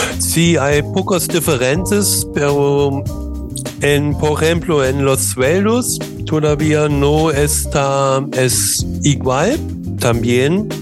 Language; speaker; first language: Spanish; non-native, learner; German